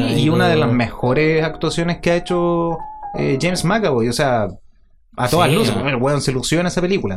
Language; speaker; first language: Spanish; native; Spanish